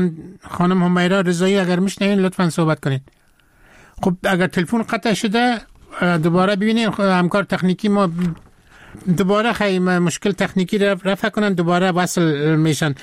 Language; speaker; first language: Persian; native; Persian